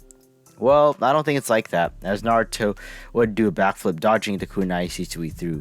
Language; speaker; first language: English; native; English